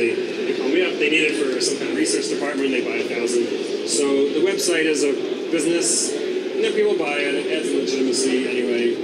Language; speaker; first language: English; native; English